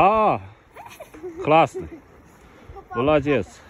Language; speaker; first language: Russian; non-native, learner; Chinese